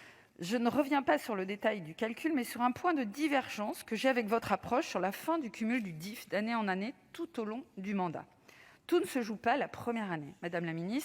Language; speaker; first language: French; native; French